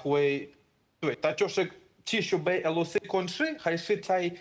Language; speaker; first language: Chinese; non-native, fluent; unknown